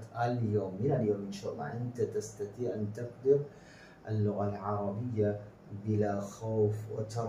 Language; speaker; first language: Arabic; non-native, fluent; Bangla